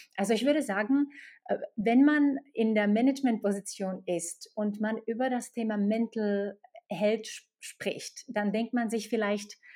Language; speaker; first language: German; non-native, fluent; Slovak